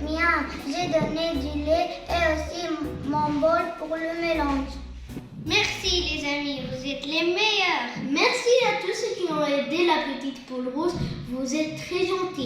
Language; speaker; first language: French; non-native, learner; Arabic